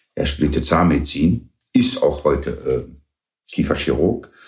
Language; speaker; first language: German; early bilingual, other home language; English